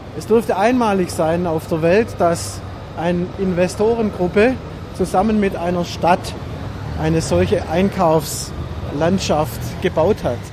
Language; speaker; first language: German; native; German